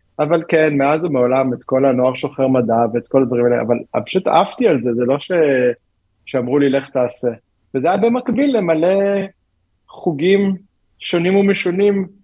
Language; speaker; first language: Hebrew; native; Hebrew